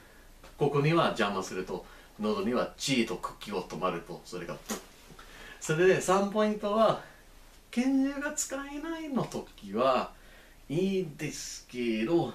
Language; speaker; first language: Japanese; non-native, learner; English